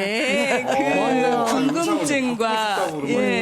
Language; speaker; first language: Korean; native; Korean